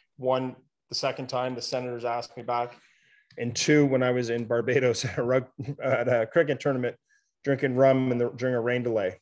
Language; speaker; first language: English; native; English